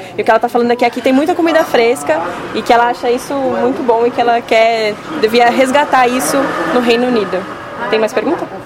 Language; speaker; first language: Portuguese; native; Portuguese